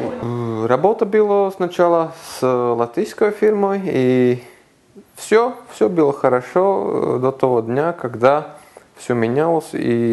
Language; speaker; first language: Russian; non-native, local second language; Lithuanian